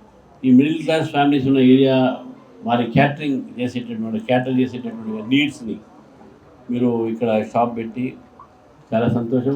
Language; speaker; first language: Telugu; native; Telugu